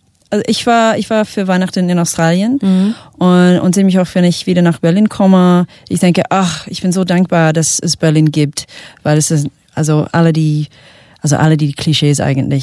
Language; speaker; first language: German; non-native, fluent; English